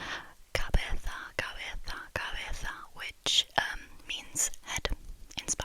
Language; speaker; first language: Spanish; non-native, learner; English